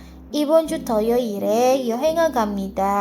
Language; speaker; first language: Korean; non-native, learner; Indonesian